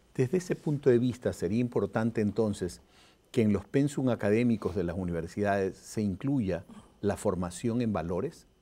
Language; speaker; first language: Spanish; native; Spanish